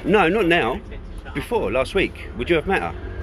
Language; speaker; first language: English; native; English